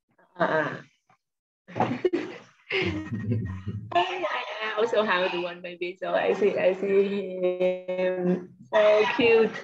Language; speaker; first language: English; non-native, learner; Vietnamese